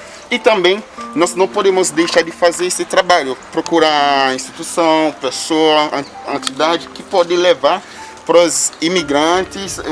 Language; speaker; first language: Portuguese; non-native, fluent; Haitian Creole